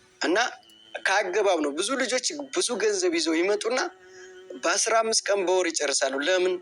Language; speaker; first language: Amharic; native; Amharic